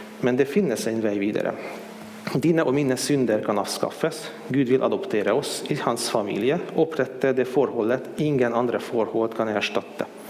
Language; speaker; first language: Swedish; non-native, fluent; Hungarian